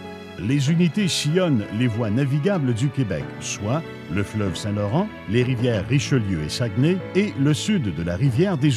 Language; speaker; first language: French; native; French